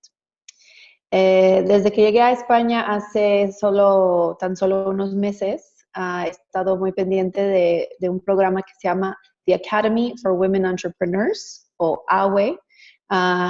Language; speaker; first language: Spanish; non-native, fluent; English